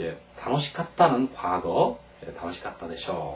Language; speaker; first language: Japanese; non-native, fluent; Korean